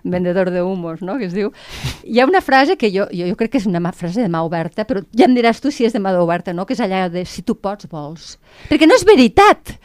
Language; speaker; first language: Catalan; native; Catalan